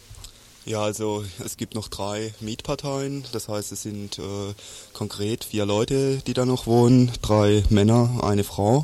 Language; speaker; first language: German; native; German